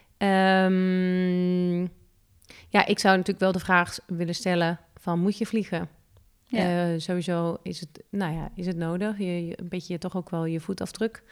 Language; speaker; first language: Dutch; native; Dutch